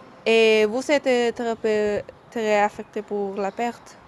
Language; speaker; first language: French; non-native, learner; Spanish